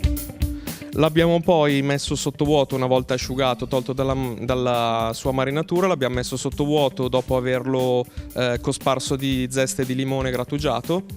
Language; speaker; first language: Italian; native; Italian